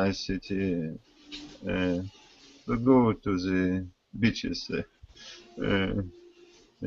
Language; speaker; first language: English; non-native, learner; Russian